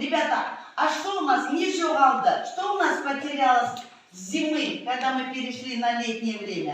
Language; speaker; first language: Russian; non-native, local second language; Kazakh